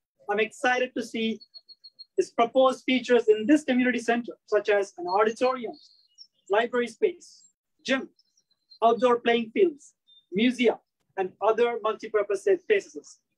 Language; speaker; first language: English; early bilingual, other home language; Tamil